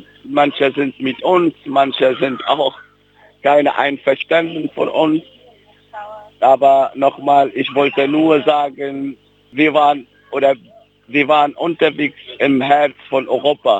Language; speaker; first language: German; non-native, fluent; Arabic